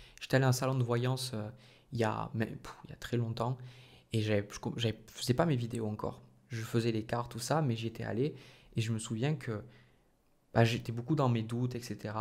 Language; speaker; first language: French; native; French